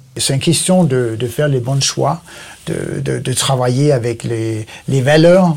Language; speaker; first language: French; non-native, learner; Danish